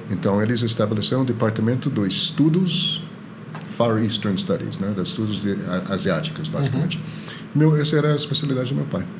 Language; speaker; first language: Portuguese; non-native, fluent; Chinese